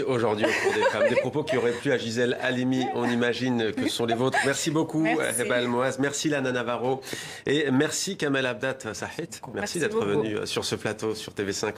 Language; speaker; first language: French; native; French